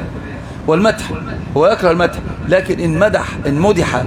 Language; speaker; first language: Arabic; native; Arabic